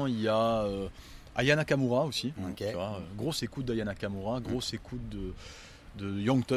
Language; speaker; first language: French; native; French